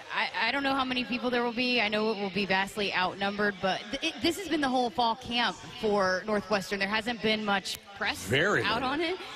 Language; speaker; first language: English; native; English